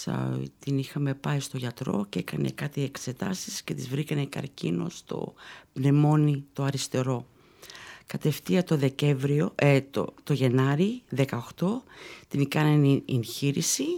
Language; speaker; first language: Greek; early bilingual, heritage; Greek